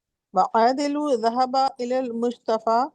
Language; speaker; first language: Arabic; non-native, learner; Urdu